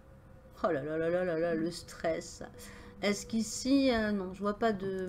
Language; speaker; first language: French; native; French